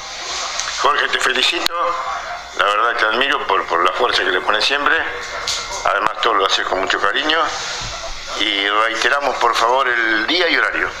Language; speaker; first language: Spanish; native; Spanish